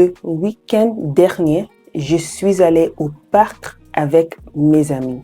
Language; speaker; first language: French; non-native, fluent; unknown